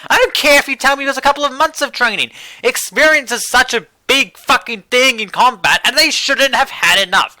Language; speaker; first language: English; native; English